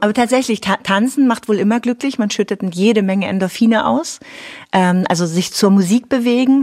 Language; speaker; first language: German; native; German